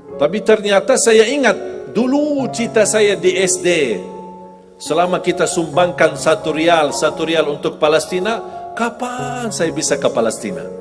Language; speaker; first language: Indonesian; non-native, fluent; Arabic